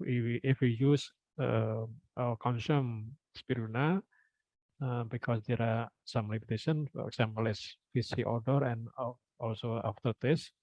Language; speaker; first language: English; non-native, fluent; Indonesian